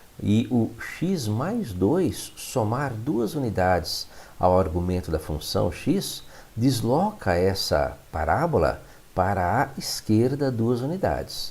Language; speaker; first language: Portuguese; native; Portuguese